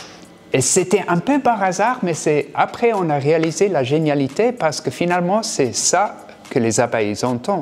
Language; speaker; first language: French; non-native, fluent; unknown